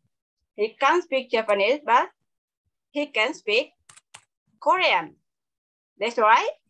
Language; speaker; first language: English; non-native, learner; Indonesian